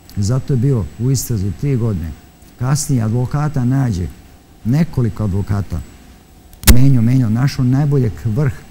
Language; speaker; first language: Serbian; native; Serbian